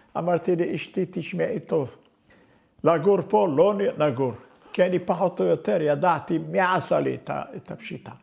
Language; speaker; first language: Hebrew; non-native, fluent; Arabic